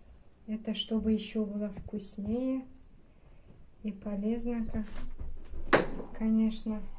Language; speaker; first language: Russian; non-native, local second language; Tajik